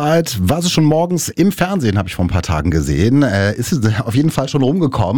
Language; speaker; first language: German; native; German